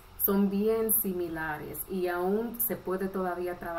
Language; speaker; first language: Spanish; early bilingual, heritage; Spanish